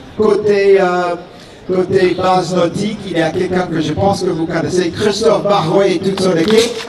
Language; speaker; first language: French; non-native, fluent; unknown